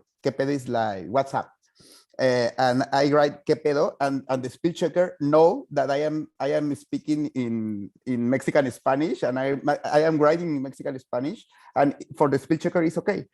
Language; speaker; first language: English; non-native, fluent; Spanish